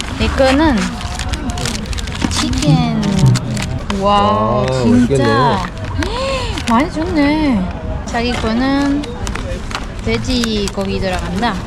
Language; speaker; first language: Korean; non-native, learner; Spanish